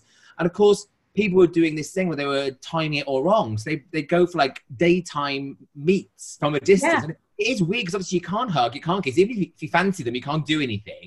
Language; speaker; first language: English; native; English